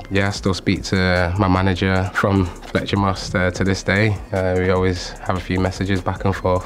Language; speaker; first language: English; native; English